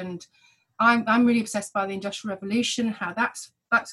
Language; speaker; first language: English; native; English